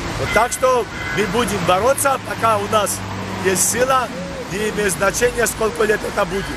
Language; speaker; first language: Russian; non-native, local second language; Georgian